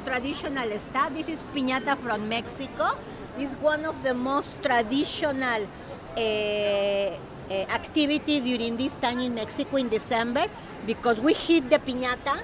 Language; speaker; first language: English; non-native, fluent; Spanish